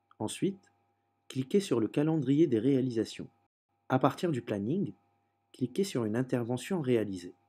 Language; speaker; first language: French; native; French